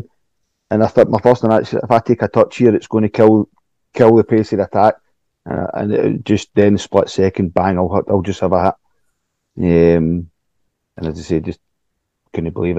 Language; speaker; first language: English; native; English